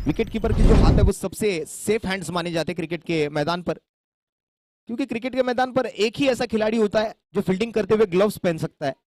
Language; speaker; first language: Hindi; non-native, local second language; Marathi